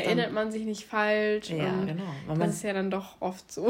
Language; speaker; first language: German; native; German